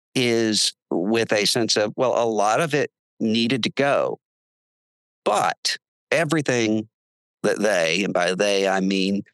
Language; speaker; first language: English; native; English